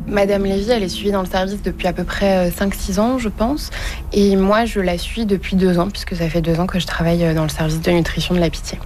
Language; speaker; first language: French; native; French